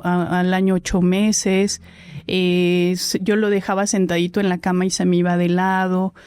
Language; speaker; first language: Spanish; native; Spanish